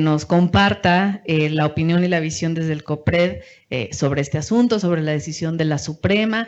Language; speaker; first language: Spanish; native; Spanish